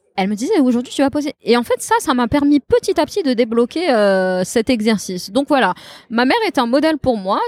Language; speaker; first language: French; non-native, local second language; Kabyle